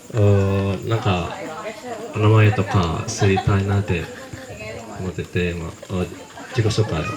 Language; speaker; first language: Japanese; non-native, learner; Indonesian